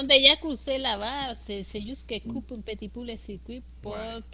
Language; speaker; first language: French; non-native, fluent; Spanish